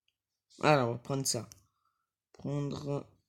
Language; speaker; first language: French; native; French